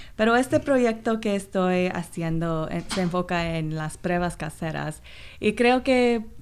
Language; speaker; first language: Spanish; non-native, fluent; Korean